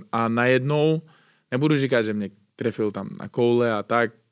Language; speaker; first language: Czech; non-native, fluent; Uzbek